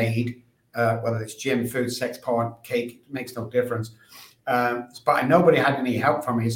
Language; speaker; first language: English; native; English